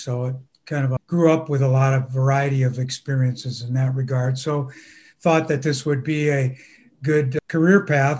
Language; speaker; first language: English; native; English